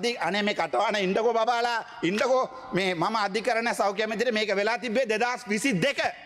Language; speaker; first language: Sinhala; non-native, local second language; Tamil